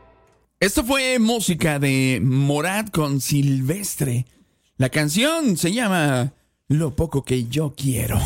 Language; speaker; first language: Spanish; native; Spanish